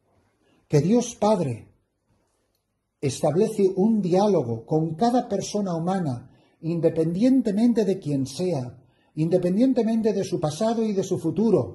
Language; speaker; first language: Spanish; native; Spanish